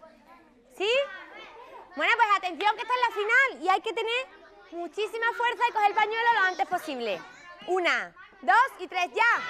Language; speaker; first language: Spanish; native; Spanish